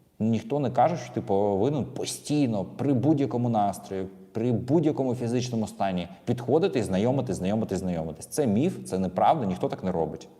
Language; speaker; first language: Ukrainian; native; Ukrainian